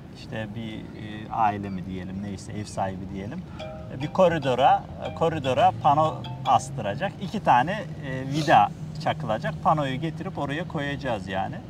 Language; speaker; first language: Turkish; native; Turkish